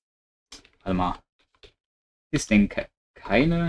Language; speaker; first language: German; native; German